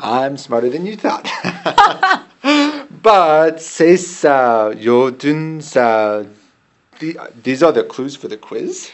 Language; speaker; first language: English; native; English